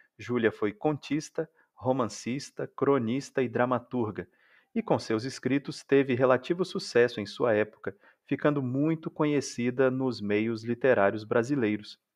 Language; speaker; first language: Portuguese; native; Portuguese